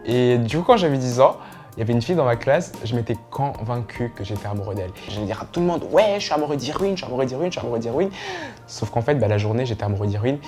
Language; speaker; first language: French; non-native, local second language; Rundi